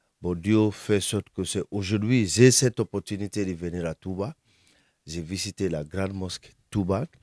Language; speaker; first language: French; non-native, fluent; Fula